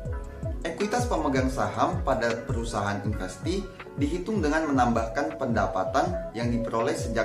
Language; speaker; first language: Indonesian; native; Indonesian